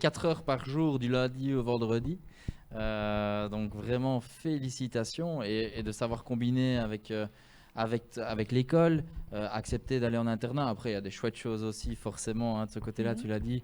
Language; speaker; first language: French; native; French